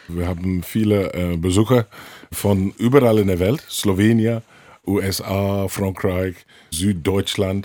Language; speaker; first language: German; non-native, learner; English